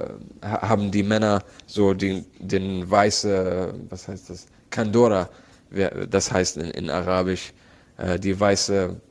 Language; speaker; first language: German; non-native, learner; Arabic